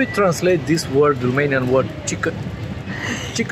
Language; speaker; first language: English; non-native, fluent; Romanian